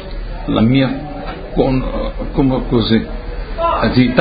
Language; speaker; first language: Italian; early bilingual, heritage; Portuguese